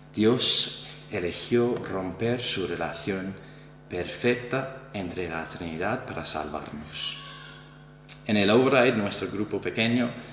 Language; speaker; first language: Spanish; non-native, fluent; English